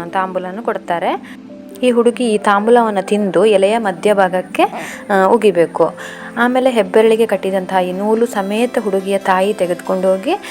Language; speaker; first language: Kannada; non-native, local second language; Tulu